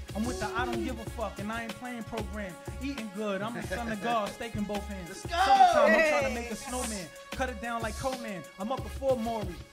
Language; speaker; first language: English; native; English